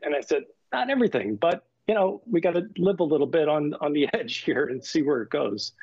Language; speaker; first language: English; native; English